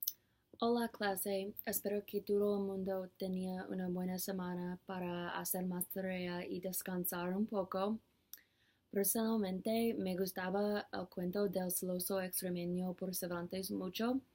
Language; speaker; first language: Spanish; non-native, learner; English